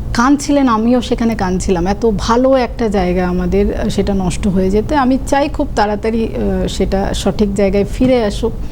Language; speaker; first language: Bangla; non-native, local second language; Santali